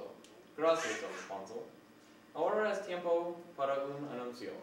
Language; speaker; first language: Spanish; non-native, learner; English